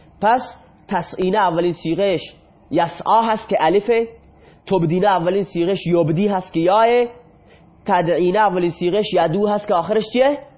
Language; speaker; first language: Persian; non-native, local second language; Baluchi